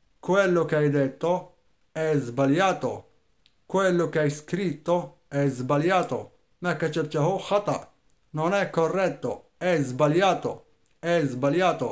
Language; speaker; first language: Italian; non-native, fluent; Arabic